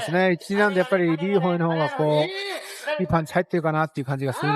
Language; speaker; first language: Japanese; native; Japanese